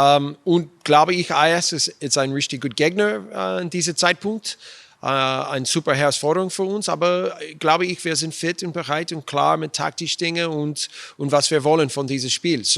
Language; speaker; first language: German; non-native, fluent; English